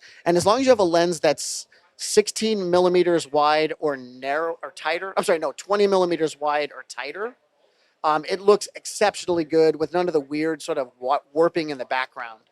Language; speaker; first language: English; native; English